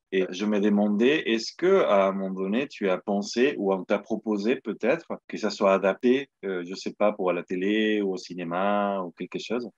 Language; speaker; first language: French; non-native, fluent; Spanish